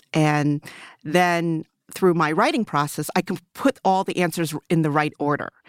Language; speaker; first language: English; early bilingual, other home language; Chinese